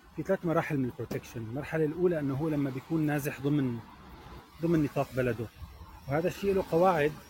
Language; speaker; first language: Arabic; native; Arabic